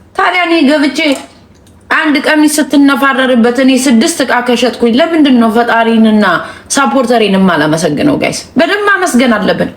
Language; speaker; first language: Amharic; native; Amharic